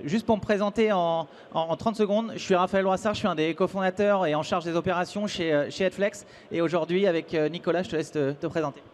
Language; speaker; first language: French; native; French